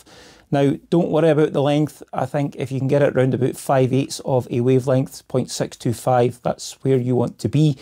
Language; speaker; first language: English; native; English